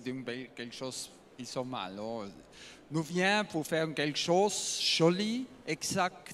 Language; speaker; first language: French; non-native, learner; German